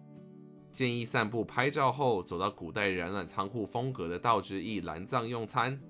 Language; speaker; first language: Chinese; native; Chinese